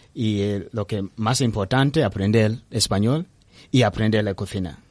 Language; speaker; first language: Spanish; non-native, learner; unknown